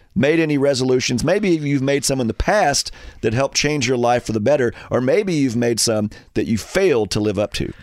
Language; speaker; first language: English; native; English